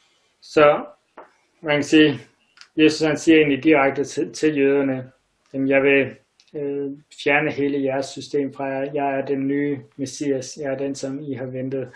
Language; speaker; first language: Danish; native; Danish